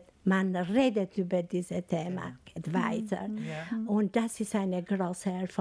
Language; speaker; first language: German; non-native, learner; Albanian